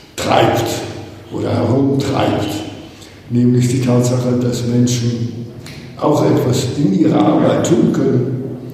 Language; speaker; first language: German; native; German